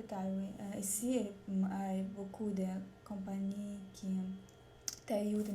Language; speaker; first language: French; non-native, learner; Russian